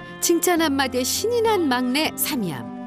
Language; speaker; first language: Korean; native; Korean